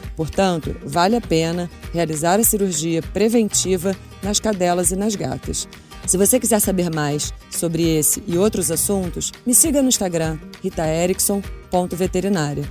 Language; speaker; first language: Portuguese; native; Portuguese